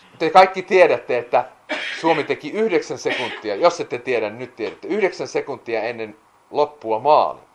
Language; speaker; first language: Finnish; native; Finnish